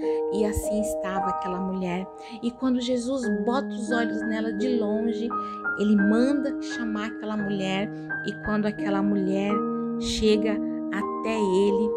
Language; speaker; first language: Portuguese; native; Portuguese